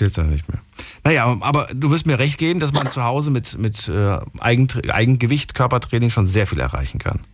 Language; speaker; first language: German; native; German